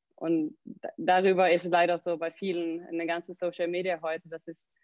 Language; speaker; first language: German; non-native, fluent; Swedish